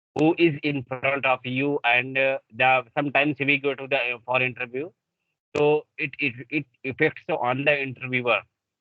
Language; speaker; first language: English; non-native, learner; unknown